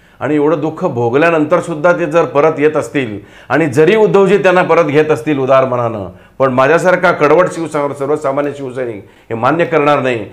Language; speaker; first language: Marathi; non-native, local second language; Telugu